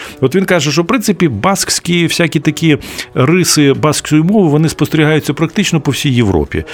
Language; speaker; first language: Ukrainian; native; Ukrainian